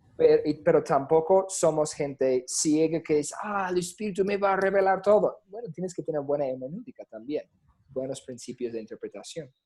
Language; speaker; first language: Spanish; non-native, fluent; English